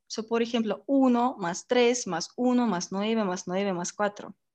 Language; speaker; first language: Spanish; non-native, learner; Russian